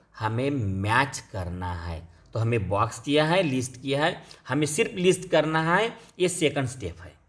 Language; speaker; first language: Hindi; non-native, local second language; Marathi